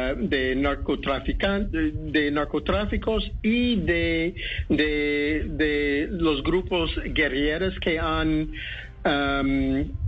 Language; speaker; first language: Spanish; non-native, fluent; English